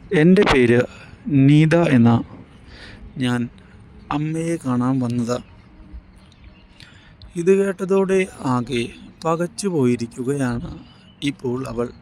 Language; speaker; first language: Malayalam; native; Malayalam